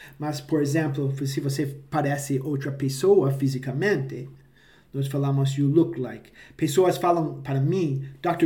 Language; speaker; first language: Portuguese; non-native, fluent; English